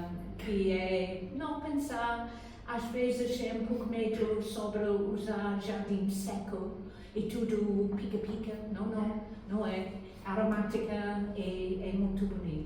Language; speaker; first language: Portuguese; non-native, learner; English